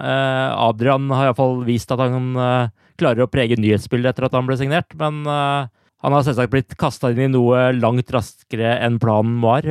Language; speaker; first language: Norwegian; native; Norwegian